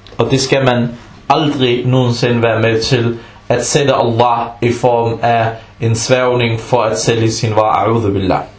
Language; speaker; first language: Danish; non-native, fluent; Arabic